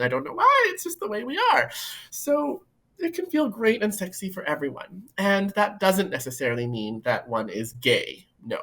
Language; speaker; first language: English; native; English